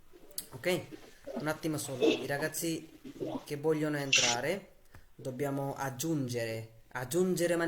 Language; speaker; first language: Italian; non-native, fluent; Bangla